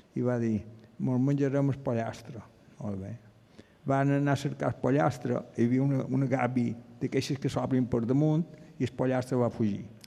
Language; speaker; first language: Catalan; native; Catalan